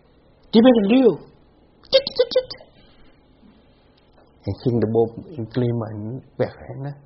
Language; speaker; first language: Dutch; non-native, fluent; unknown